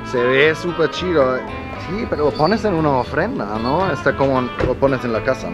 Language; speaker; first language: Spanish; non-native, fluent; German